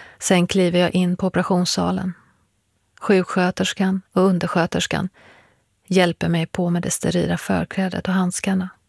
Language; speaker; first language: Swedish; early bilingual, other home language; Persian